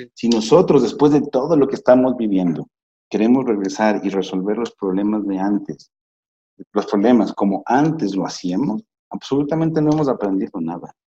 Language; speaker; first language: Spanish; native; Spanish